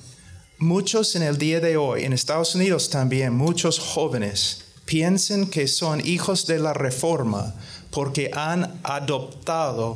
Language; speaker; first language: Spanish; non-native, fluent; English